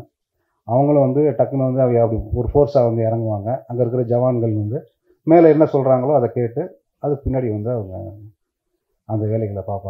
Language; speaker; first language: Tamil; native; Tamil